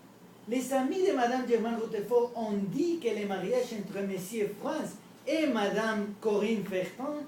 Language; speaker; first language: French; non-native, learner; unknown